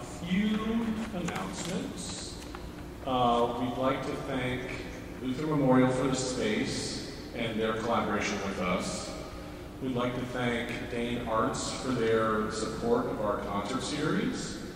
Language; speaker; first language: English; native; English